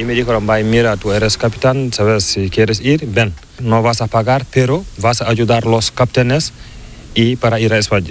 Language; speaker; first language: Spanish; non-native, learner; Fula